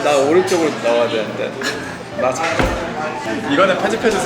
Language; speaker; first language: Korean; early bilingual, heritage; Korean